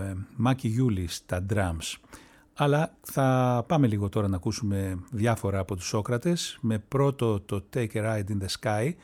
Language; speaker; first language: Greek; native; Greek